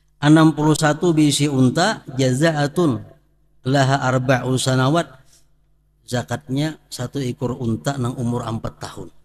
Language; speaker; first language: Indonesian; non-native, local second language; Banjar